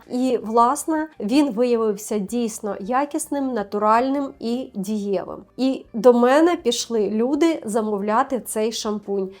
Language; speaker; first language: Ukrainian; native; Ukrainian